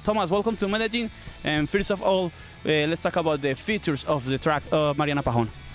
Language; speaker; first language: English; non-native, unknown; Spanish